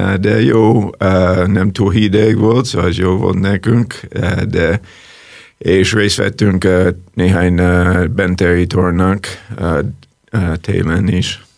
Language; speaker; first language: Hungarian; non-native, learner; English